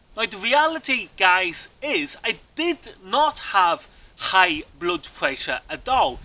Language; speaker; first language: English; native; English